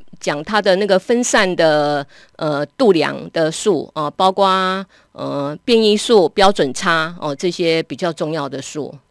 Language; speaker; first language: Chinese; native; Chinese